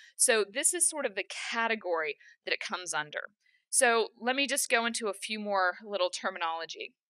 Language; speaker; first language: English; native; English